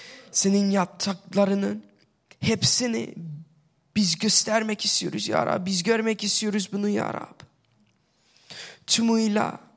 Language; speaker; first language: Turkish; non-native, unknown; English